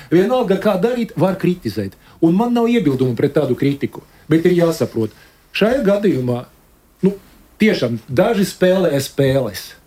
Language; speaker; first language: Latvian; non-native, local second language; Russian